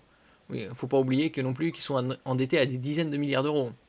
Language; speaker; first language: French; native; French